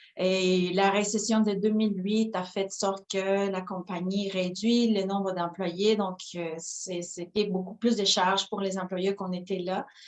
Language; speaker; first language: French; non-native, fluent; Spanish